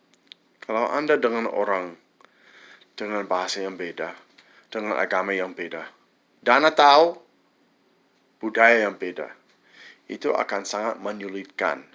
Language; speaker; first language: Indonesian; non-native, fluent; English